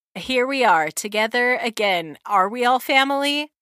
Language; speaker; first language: English; native; English